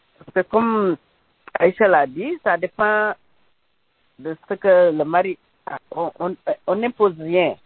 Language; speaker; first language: French; non-native, local second language; Wolof